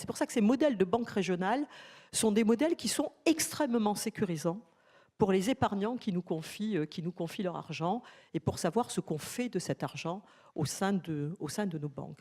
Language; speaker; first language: French; native; French